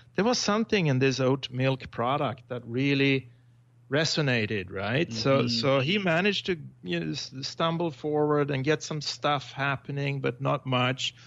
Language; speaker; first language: English; non-native, fluent; Swedish